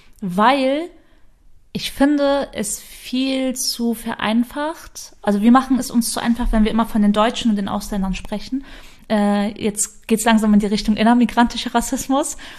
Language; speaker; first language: German; early bilingual, other home language; Kurdish